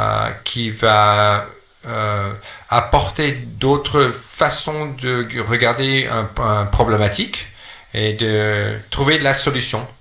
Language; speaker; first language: French; non-native, fluent; English